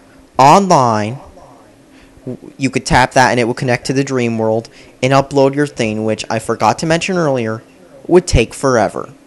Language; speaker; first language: English; native; English